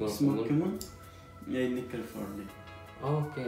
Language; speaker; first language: Danish; non-native, learner; Persian